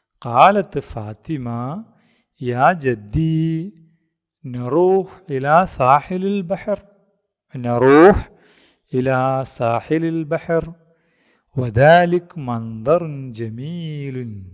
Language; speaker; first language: Arabic; non-native, fluent; Malayalam